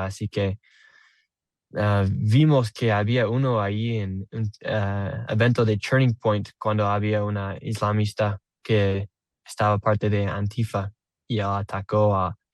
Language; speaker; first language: Spanish; non-native, learner; English